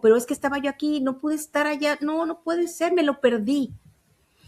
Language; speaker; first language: Spanish; native; Spanish